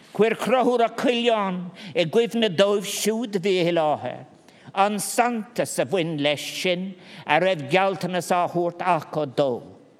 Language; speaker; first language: Irish; non-native, local second language; English